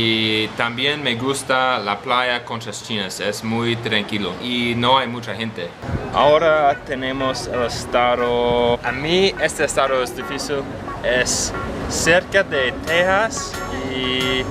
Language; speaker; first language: Spanish; non-native, learner; English